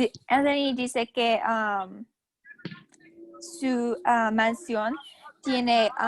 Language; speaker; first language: Spanish; non-native, learner; English